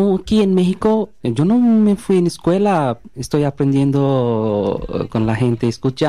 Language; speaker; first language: Spanish; non-native, learner; Bangla